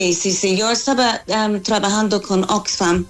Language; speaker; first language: Spanish; non-native, fluent; English